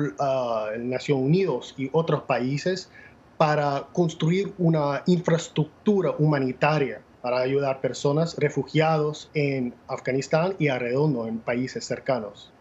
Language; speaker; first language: Spanish; non-native, fluent; English